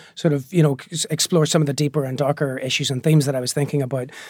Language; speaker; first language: English; native; English